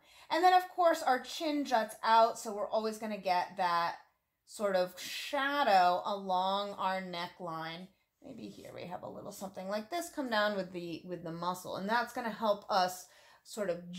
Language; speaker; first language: English; native; English